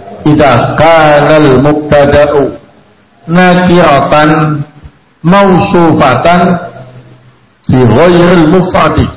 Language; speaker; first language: Arabic; non-native, learner; Indonesian